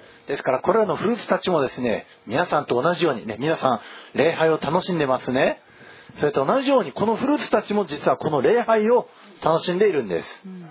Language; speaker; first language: Japanese; native; Japanese